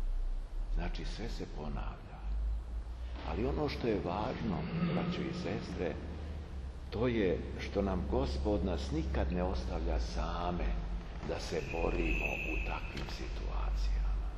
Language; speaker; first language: Serbian; native; Serbian